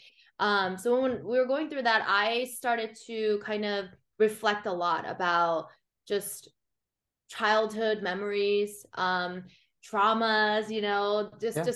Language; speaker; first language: English; early bilingual, other home language; Korean